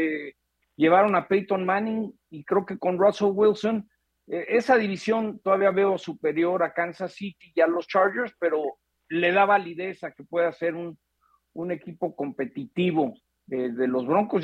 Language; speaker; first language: Spanish; native; Spanish